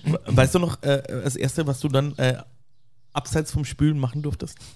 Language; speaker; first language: German; native; German